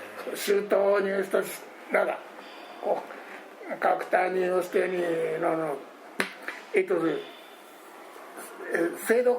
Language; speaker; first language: Spanish; non-native, learner; Japanese